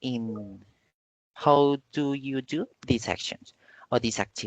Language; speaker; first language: English; non-native, learner; Spanish